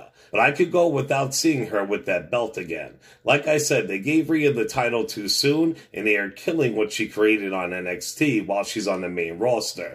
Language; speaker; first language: English; native; English